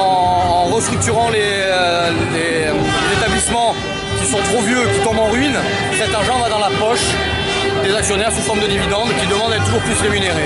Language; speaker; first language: French; native; French